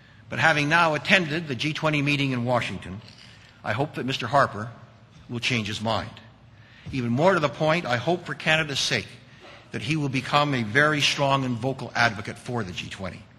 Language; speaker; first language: English; native; English